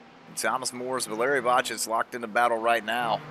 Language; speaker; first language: English; native; English